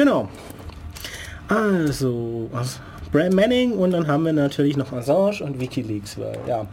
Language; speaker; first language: German; native; German